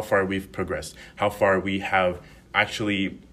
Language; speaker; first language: English; native; English